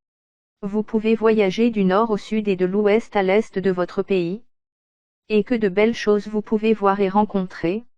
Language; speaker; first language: French; native; French